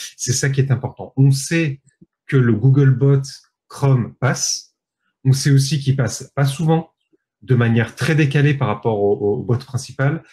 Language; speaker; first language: French; native; French